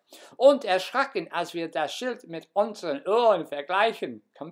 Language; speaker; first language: German; non-native, fluent; English